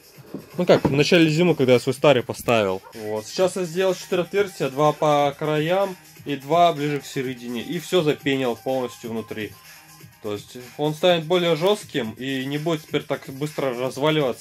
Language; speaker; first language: Russian; native; Russian